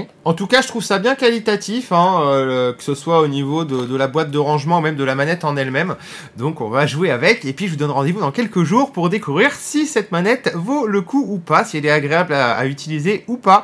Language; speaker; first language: French; native; French